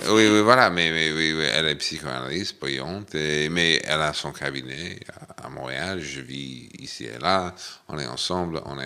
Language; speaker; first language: French; non-native, fluent; English